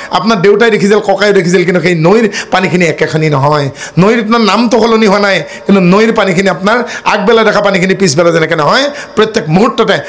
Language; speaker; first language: Assamese; non-native, local second language; Bodo